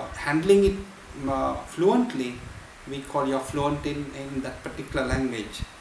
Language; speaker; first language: English; non-native, local second language; Sinhala